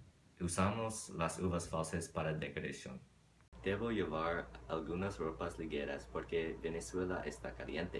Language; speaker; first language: Spanish; non-native, learner; English